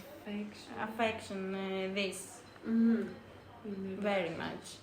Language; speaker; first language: English; non-native, learner; Greek